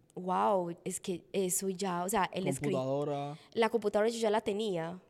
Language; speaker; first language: Spanish; native; Spanish